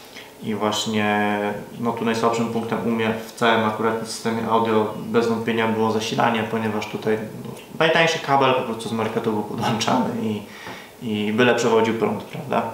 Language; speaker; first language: Polish; native; Polish